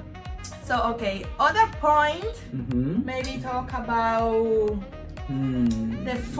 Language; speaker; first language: English; non-native, learner; Spanish